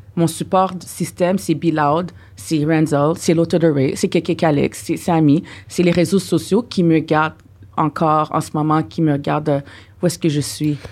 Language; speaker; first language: French; non-native, fluent; English